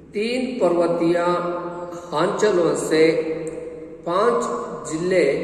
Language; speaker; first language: Hindi; non-native, local second language; Kannada